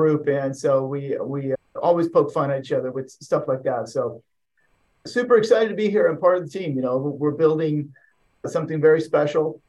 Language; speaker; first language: English; non-native, fluent; Swedish